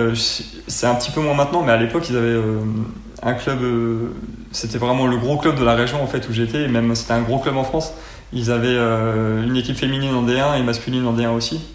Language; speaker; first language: French; native; French